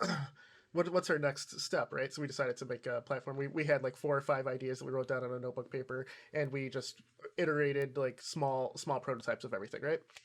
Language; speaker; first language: English; native; English